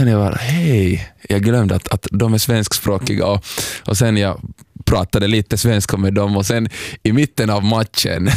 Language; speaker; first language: Swedish; non-native, local second language; Somali